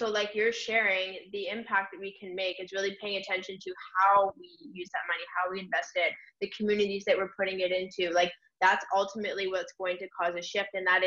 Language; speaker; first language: English; native; English